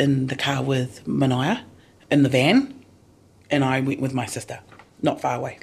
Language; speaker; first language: English; native; English